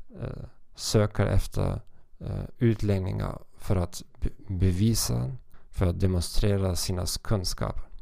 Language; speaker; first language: Swedish; non-native, learner; German